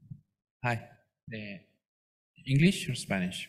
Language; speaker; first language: English; non-native, local second language; Spanish